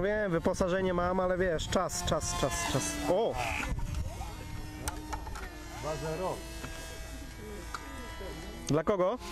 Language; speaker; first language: Polish; native; Polish